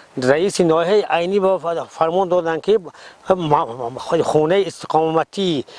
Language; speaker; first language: Tajik; native; Tajik